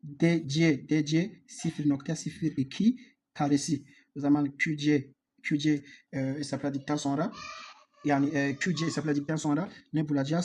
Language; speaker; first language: Turkish; non-native, learner; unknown